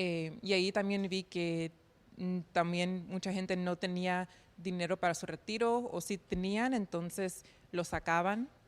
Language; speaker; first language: Spanish; early bilingual, heritage; Spanish